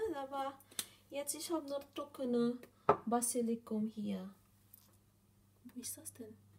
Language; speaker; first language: German; non-native, learner; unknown